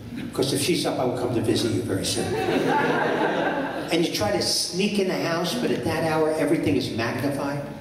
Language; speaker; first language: English; native; English